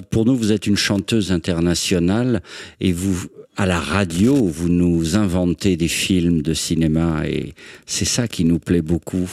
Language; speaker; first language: French; native; French